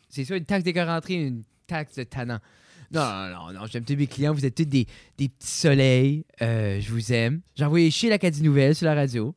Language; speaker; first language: French; native; French